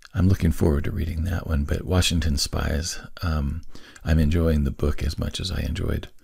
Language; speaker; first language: English; native; English